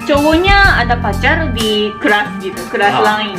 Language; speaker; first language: Indonesian; non-native, learner; Japanese